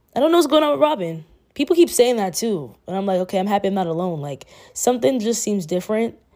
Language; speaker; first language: English; native; English